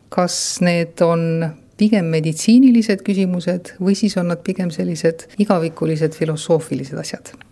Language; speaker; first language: Estonian; native; Estonian